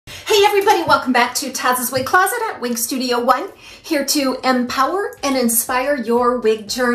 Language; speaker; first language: English; native; English